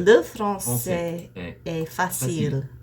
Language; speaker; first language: French; non-native, learner; English